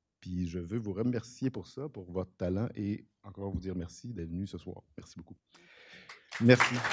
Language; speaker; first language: French; native; French